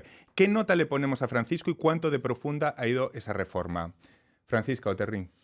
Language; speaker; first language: Spanish; native; Spanish